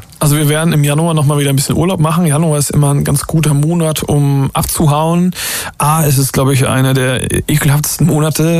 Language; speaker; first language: German; native; German